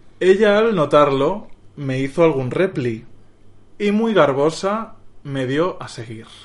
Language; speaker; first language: Spanish; native; Spanish